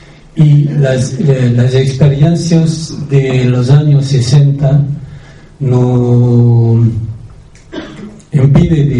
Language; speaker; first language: Spanish; non-native, fluent; French